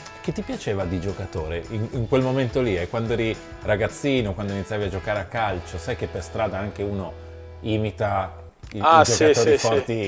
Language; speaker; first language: Italian; native; Italian